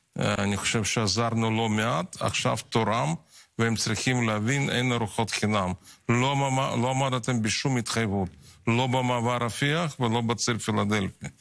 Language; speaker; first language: Hebrew; non-native, fluent; Russian